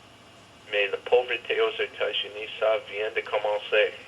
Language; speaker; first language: French; non-native, fluent; English